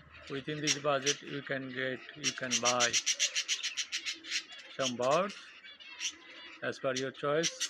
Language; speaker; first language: English; non-native, local second language; Bangla